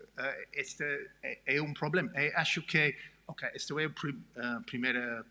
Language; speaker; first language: Portuguese; non-native, learner; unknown